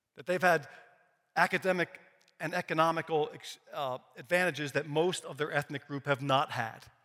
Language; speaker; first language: English; native; English